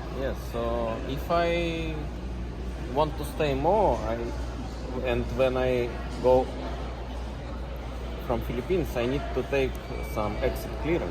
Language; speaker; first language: English; non-native, learner; Russian